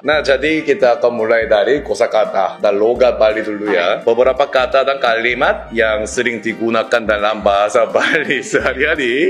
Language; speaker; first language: Indonesian; non-native, learner; Korean